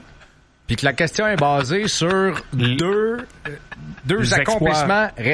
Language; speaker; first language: French; native; French